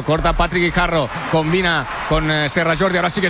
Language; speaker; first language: Spanish; native; Spanish